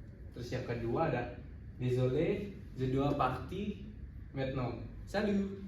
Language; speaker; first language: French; non-native, learner; Indonesian